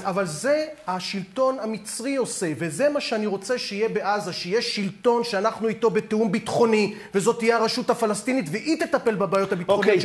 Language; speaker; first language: Hebrew; native; Hebrew